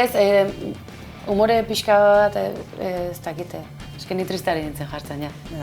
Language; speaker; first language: Basque; native; Basque